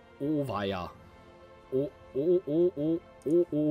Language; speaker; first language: German; native; German